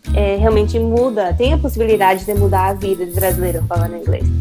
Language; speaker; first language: Portuguese; non-native, fluent; English